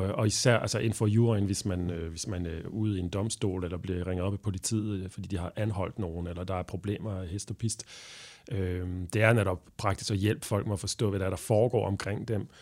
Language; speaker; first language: Danish; non-native, fluent; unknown